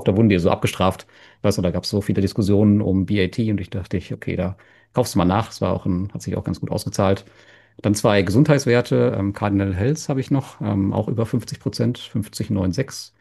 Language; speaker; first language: German; native; German